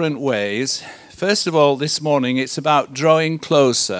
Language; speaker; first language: English; native; English